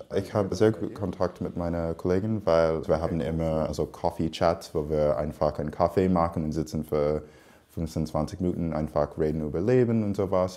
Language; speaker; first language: German; non-native, fluent; English